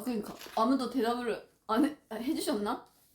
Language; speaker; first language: Korean; non-native, fluent; Japanese